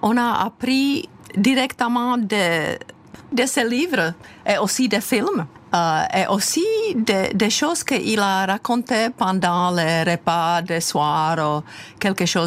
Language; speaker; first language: French; non-native, fluent; Czech